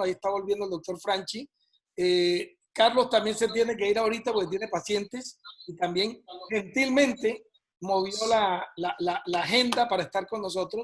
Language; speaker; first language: Spanish; native; Spanish